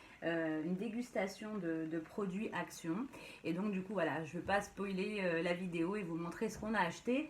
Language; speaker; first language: French; native; French